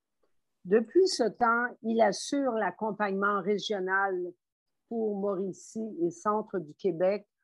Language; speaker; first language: French; native; French